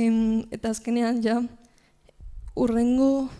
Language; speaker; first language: Basque; non-native, local second language; Spanish